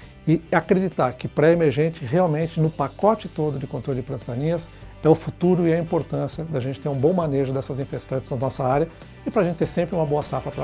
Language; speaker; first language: Portuguese; native; Portuguese